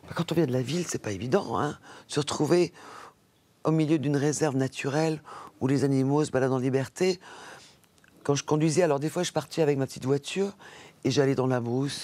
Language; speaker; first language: French; native; French